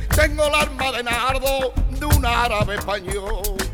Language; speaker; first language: Danish; non-native, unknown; Spanish